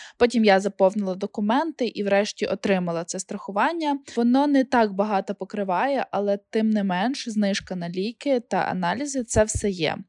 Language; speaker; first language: Ukrainian; native; Ukrainian